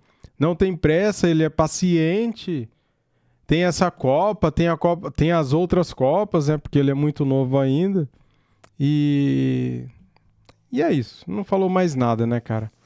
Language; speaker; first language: Portuguese; native; Portuguese